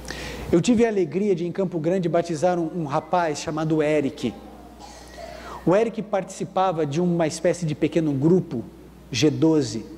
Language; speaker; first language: Portuguese; native; Portuguese